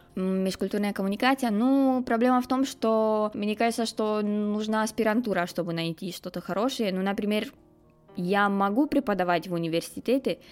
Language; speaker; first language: Russian; non-native, fluent; Romanian